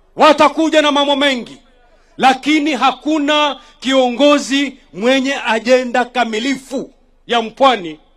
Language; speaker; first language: Swahili; non-native, local second language; Giryama